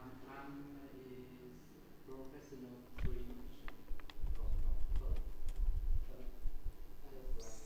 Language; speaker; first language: English; non-native, learner; Vietnamese